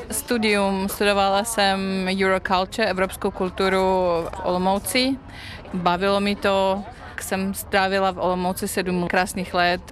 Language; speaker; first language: Czech; non-native, fluent; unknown